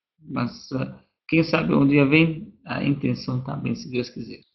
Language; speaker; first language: Portuguese; non-native, fluent; Arabic